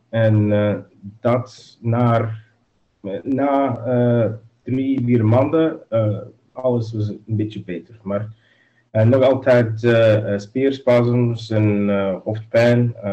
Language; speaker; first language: Dutch; non-native, learner; English